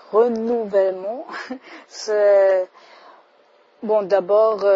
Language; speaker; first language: French; non-native, fluent; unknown